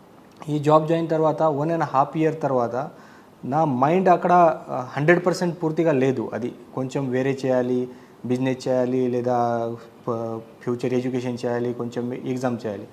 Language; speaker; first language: Telugu; non-native, fluent; Marathi